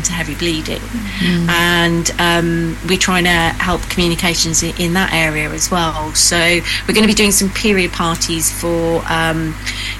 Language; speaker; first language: English; native; English